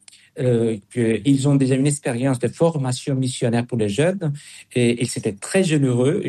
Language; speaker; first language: French; non-native, fluent; Spanish